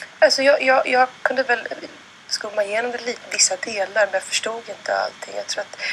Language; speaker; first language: Swedish; early bilingual, other home language; Berber languages